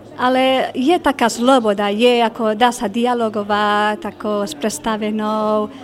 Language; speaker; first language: Slovak; non-native, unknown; Spanish